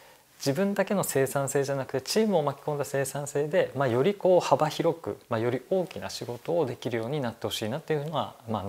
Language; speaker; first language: Japanese; native; Japanese